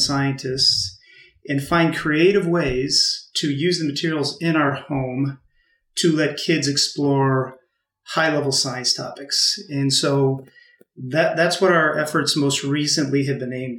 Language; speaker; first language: English; native; English